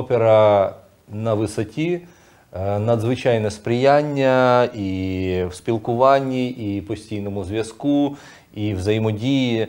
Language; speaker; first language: Ukrainian; non-native, local second language; Russian